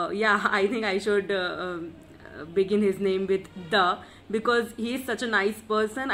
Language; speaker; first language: English; non-native, local second language; Hindi